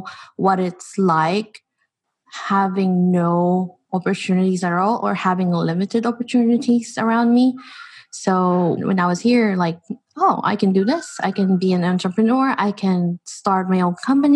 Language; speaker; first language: English; non-native, local second language; Filipino